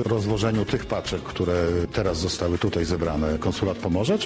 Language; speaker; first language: Polish; native; Polish